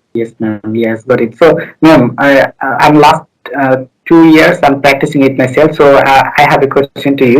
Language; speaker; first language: English; non-native, learner; Bangla